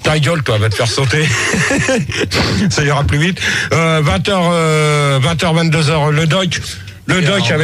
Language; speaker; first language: French; native; French